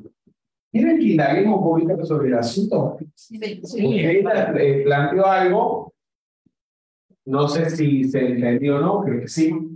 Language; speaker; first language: Spanish; native; Spanish